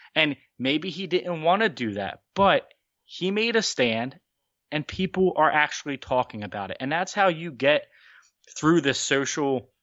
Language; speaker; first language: English; native; English